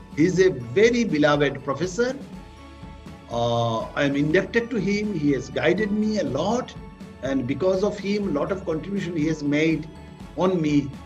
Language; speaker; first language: English; non-native, local second language; Bangla